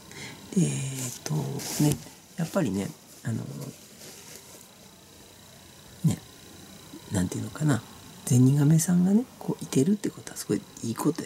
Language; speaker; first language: Japanese; native; Japanese